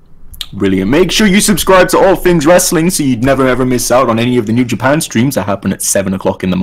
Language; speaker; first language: English; native; English